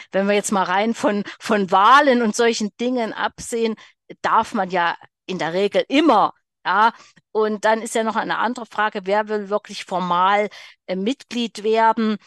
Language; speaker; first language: German; native; German